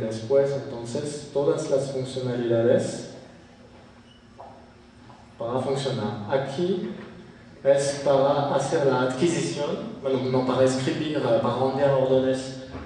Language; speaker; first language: Spanish; non-native, fluent; French